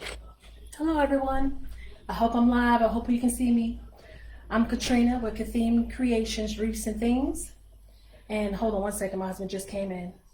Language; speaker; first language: English; native; English